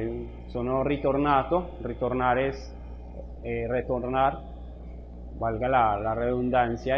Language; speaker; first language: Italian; non-native, fluent; Spanish